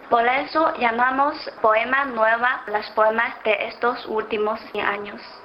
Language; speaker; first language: Spanish; non-native, fluent; Chinese